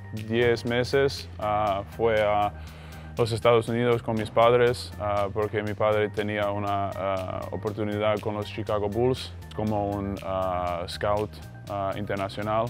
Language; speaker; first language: Spanish; non-native, fluent; Croatian